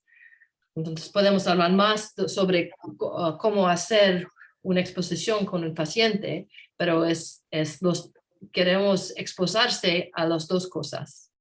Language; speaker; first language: Spanish; non-native, learner; English